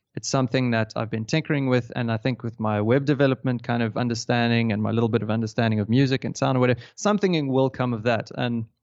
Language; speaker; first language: English; native; English